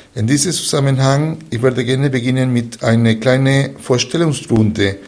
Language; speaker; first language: German; non-native, fluent; Spanish